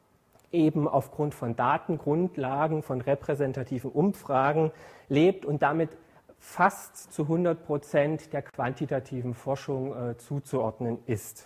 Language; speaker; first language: German; native; German